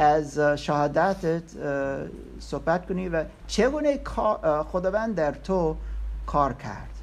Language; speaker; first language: Persian; non-native, learner; English